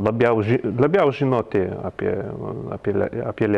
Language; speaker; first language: Lithuanian; non-native, learner; Polish